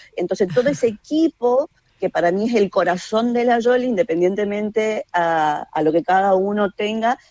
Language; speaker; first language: Spanish; native; Spanish